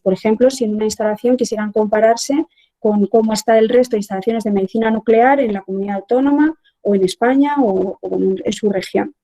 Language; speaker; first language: Spanish; native; Spanish